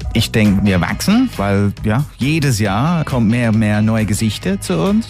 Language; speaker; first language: German; non-native, fluent; English